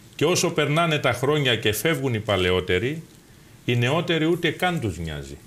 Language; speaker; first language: Greek; native; Greek